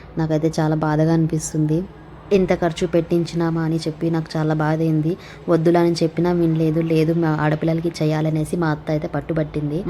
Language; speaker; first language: Telugu; non-native, local second language; Urdu